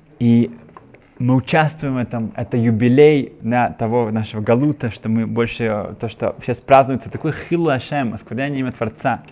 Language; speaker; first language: Russian; native; Russian